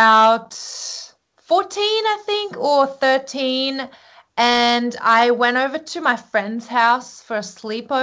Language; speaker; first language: English; early bilingual, other home language; Korean